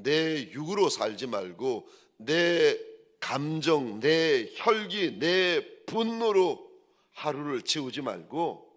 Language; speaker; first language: Korean; native; Korean